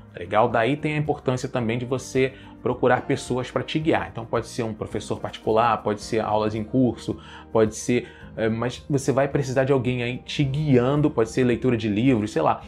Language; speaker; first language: Portuguese; native; Portuguese